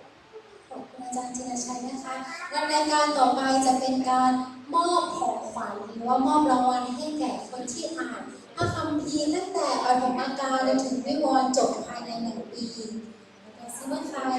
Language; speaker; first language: Thai; non-native, local second language; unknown